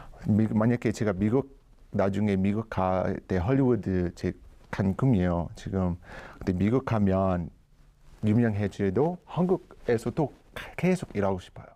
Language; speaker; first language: Korean; non-native, fluent; English